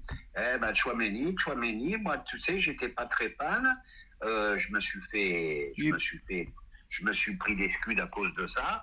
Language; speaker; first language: French; native; French